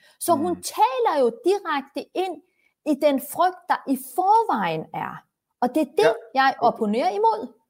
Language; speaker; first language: Danish; early bilingual, other home language; Turkish